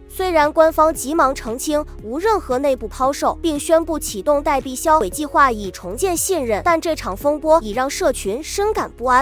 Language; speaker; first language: Chinese; native; Chinese